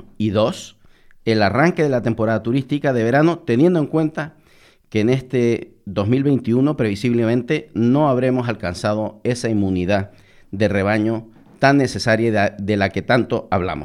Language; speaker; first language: Spanish; native; Spanish